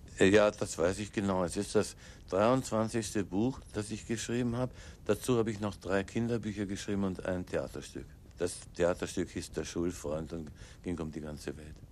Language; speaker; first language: German; non-native, local second language; English